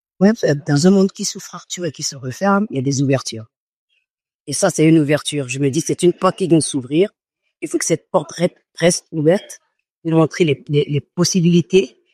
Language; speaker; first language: French; non-native, local second language; Fon